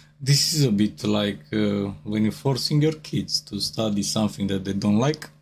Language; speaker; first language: English; non-native, fluent; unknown